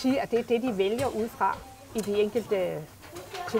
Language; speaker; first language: Danish; native; Danish